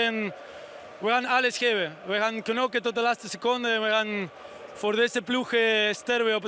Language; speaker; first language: Dutch; non-native, fluent; Spanish